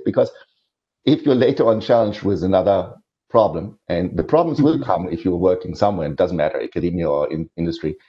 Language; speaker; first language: English; non-native, fluent; German